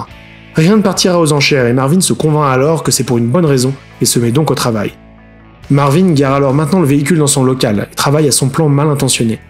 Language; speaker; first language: French; native; French